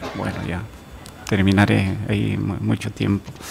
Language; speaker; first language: Spanish; non-native, local second language; Quechua